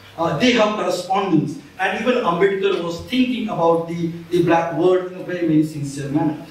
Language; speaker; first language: English; non-native, local second language; Marathi